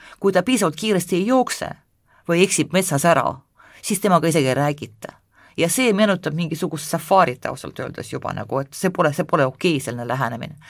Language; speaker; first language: Estonian; non-native, local second language; Russian